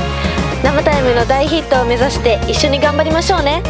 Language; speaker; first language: Japanese; native; Japanese